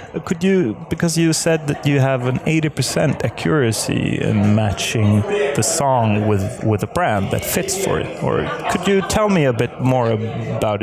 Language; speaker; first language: English; non-native, fluent; Swedish